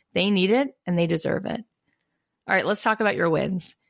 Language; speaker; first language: English; native; English